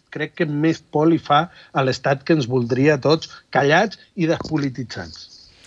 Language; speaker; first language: Catalan; non-native, fluent; Spanish